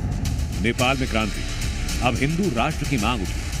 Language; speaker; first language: Hindi; native; Hindi